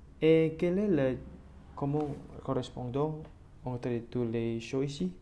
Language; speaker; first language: French; non-native, learner; Indonesian